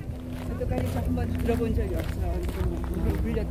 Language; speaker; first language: Korean; native; Korean